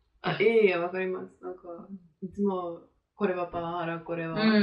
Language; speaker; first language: Japanese; non-native, fluent; French